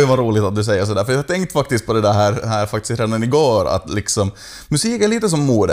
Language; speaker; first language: Swedish; native; Swedish